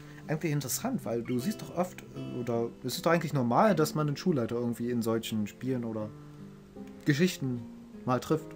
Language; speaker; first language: German; native; German